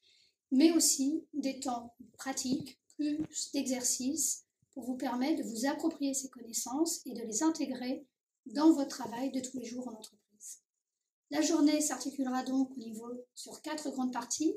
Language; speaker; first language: French; native; French